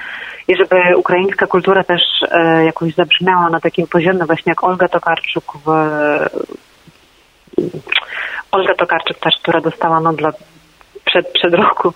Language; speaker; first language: Polish; non-native, fluent; Ukrainian